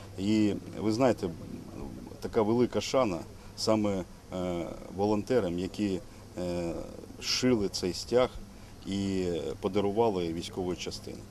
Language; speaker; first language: Ukrainian; native; Ukrainian